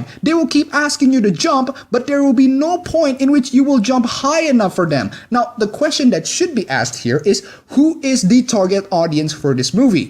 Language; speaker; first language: English; non-native, fluent; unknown